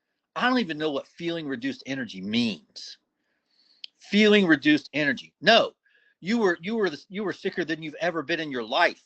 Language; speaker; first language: English; native; English